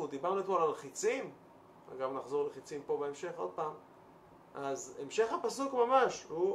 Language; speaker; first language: Hebrew; native; Hebrew